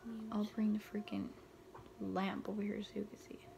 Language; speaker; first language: English; early bilingual, other home language; Spanish